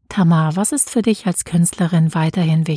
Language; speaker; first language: German; native; German